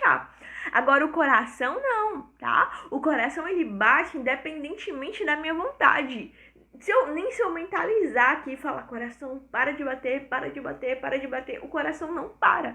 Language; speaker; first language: Portuguese; native; Portuguese